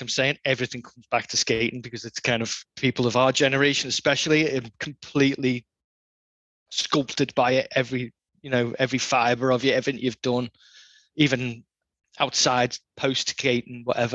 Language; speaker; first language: English; native; English